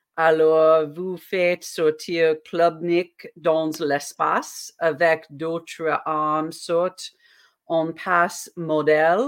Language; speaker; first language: French; non-native, learner; English